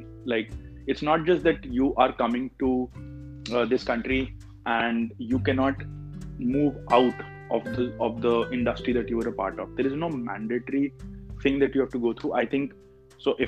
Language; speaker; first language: English; non-native, local second language; Hindi